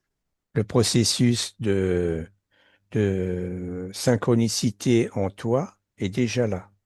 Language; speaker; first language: French; native; French